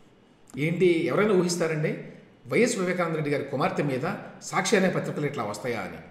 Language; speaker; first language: Telugu; native; Telugu